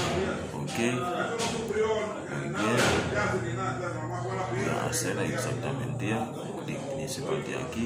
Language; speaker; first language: Spanish; non-native, learner; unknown